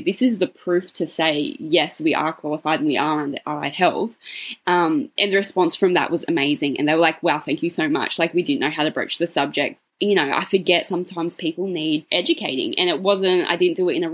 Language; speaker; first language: English; native; English